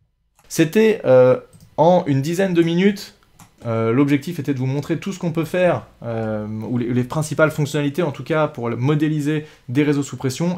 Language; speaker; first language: French; native; French